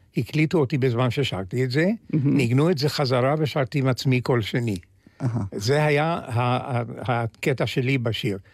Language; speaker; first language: Hebrew; early bilingual, other home language; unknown